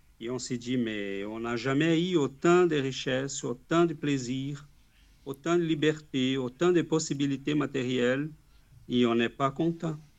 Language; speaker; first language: French; non-native, fluent; Portuguese